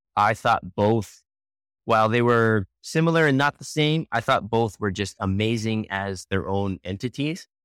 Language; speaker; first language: English; native; English